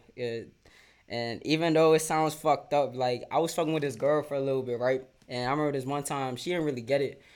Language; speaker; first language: English; native; English